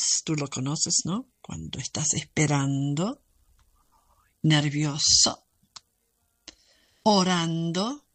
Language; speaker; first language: Spanish; non-native, fluent; German